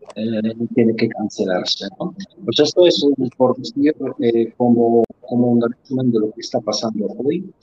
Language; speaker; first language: Spanish; non-native, fluent; Polish